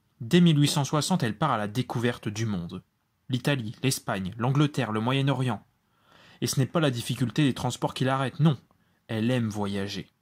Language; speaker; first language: French; native; French